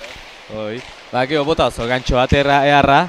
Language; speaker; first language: Basque; native; Basque